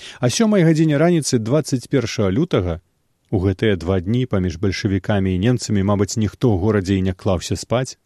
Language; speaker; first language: Belarusian; native; Belarusian